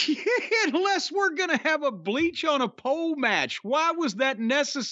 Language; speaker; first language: English; native; English